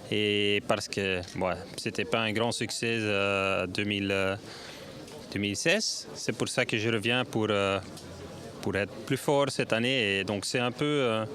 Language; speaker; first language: French; non-native, learner; Dutch